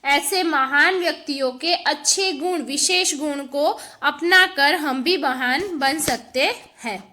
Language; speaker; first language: Hindi; non-native, local second language; Gujarati